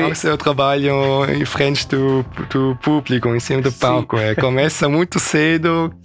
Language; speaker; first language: Portuguese; early bilingual, heritage; German